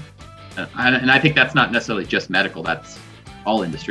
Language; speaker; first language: English; native; English